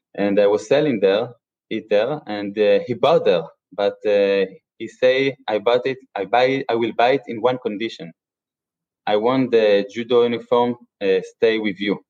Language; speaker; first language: English; non-native, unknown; Hebrew